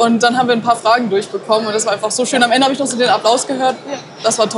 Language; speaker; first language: German; native; German